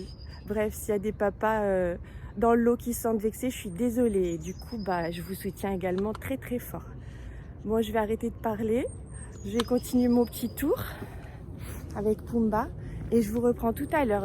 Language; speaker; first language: French; native; French